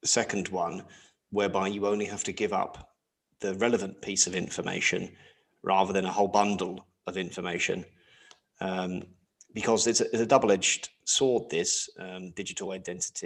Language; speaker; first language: English; native; English